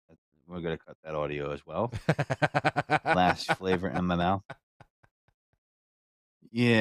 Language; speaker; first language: English; native; English